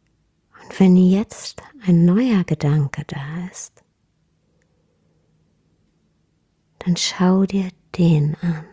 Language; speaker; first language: German; native; German